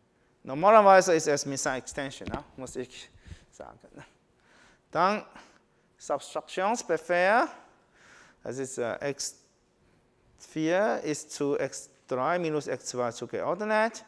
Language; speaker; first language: German; non-native, learner; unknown